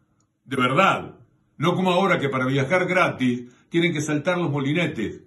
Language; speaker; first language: Spanish; native; Spanish